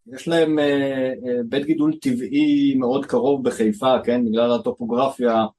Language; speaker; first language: Hebrew; native; Hebrew